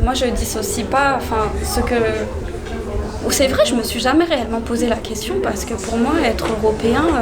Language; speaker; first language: French; early bilingual, other home language; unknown